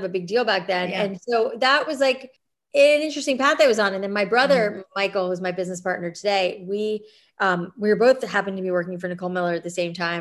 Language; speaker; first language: English; native; English